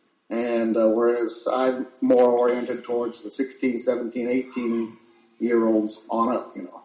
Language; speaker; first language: English; early bilingual, other home language; Italian